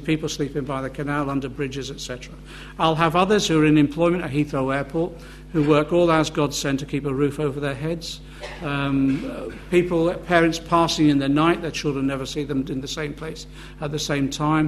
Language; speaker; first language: English; native; English